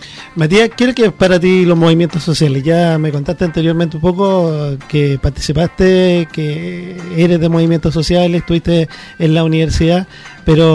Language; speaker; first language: Spanish; native; Spanish